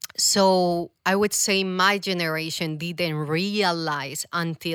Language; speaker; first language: English; non-native, fluent; Spanish